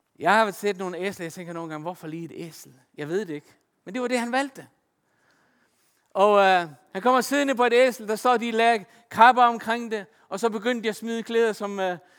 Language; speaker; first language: Danish; non-native, local second language; Faroese